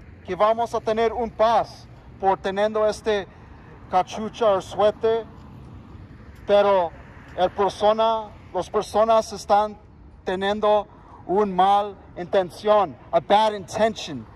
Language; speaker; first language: Spanish; non-native, learner; English